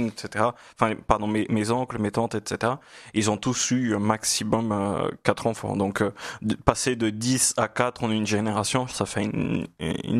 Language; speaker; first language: French; non-native, fluent; Portuguese